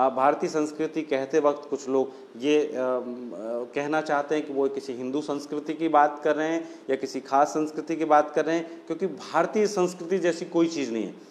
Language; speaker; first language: Hindi; non-native, local second language; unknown